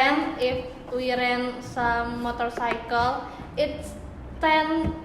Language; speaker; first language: English; non-native, learner; Indonesian